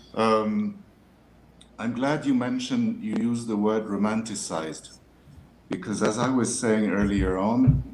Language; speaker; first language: English; early bilingual, other home language; French